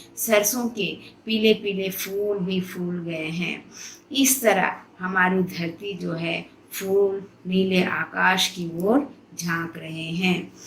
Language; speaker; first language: Hindi; non-native, local second language; Telugu